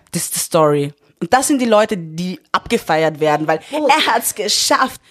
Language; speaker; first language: German; early bilingual, other home language; Persian